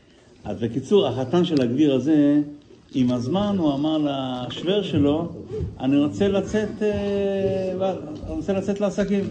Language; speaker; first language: Hebrew; non-native, fluent; Yiddish